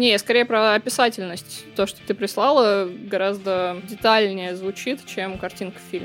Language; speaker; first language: Russian; native; Russian